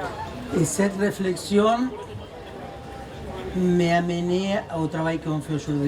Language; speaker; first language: French; non-native, fluent; Spanish